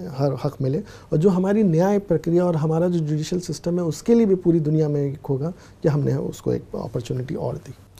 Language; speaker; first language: Hindi; native; Hindi